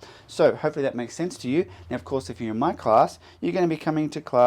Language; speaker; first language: English; native; English